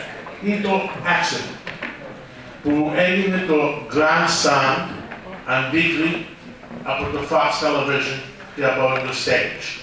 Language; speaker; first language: Greek; early bilingual, heritage; Greek